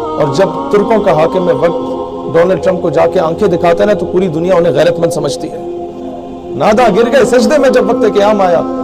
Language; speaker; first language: Urdu; non-native, local second language; Punjabi